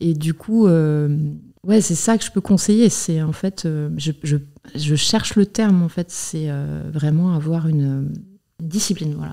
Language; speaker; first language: French; native; French